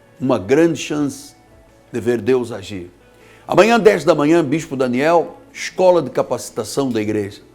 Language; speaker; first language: Portuguese; native; Portuguese